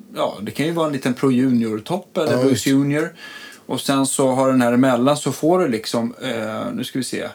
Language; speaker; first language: Swedish; native; Swedish